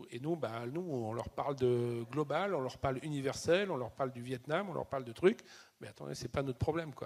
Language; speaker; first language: French; native; French